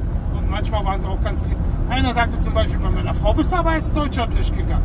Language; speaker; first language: German; native; German